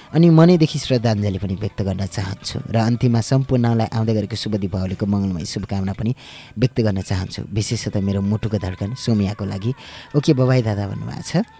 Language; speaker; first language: Nepali; native; Nepali